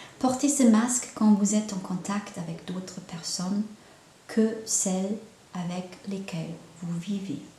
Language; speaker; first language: French; non-native, fluent; German